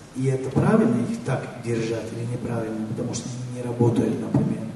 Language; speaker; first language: Russian; non-native, fluent; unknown